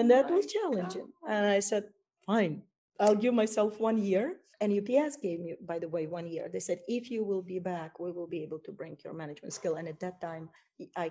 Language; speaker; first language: English; non-native, fluent; Ukrainian